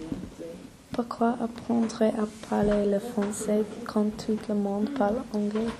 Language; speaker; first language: French; non-native, learner; English